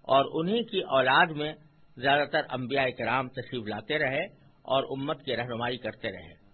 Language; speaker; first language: Urdu; native; Urdu